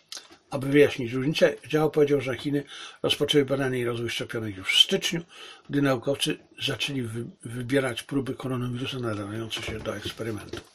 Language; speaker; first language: Polish; native; Polish